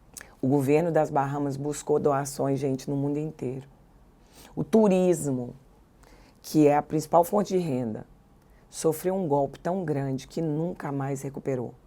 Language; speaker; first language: Portuguese; native; Portuguese